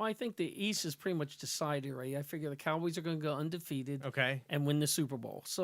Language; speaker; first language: English; native; English